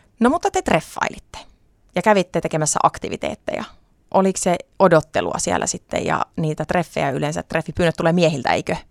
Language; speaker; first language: Finnish; native; Finnish